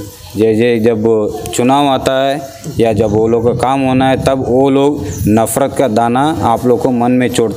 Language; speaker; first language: Hindi; non-native, local second language; Kannada